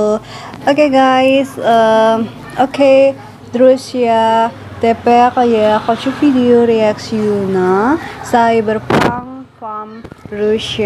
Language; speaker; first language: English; non-native, learner; Indonesian